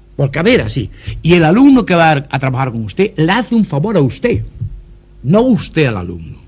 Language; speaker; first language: Spanish; non-native, local second language; Galician